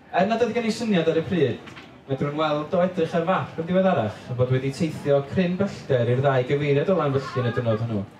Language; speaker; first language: Welsh; native; Welsh